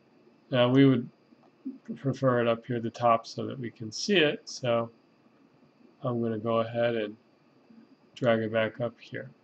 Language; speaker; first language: English; native; English